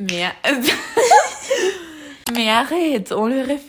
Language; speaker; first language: French; non-native, learner; Spanish